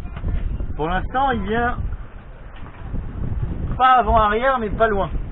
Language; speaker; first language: French; native; French